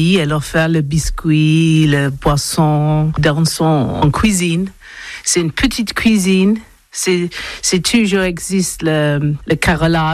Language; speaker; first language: French; non-native, learner; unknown